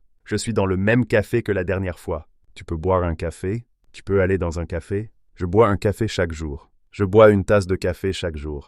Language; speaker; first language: French; non-native, learner; Chinese